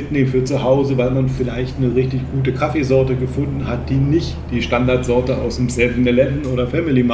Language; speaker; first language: German; native; German